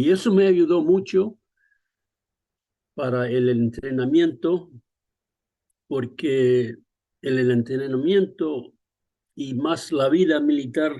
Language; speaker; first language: Spanish; early bilingual, other home language; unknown